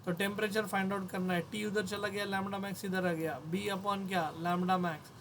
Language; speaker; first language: Hindi; non-native, local second language; Marathi